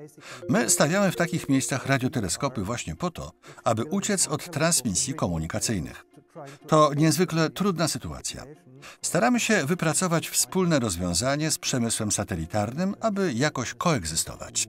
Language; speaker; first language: Polish; native; Polish